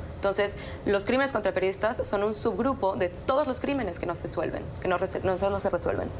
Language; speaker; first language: Spanish; native; Spanish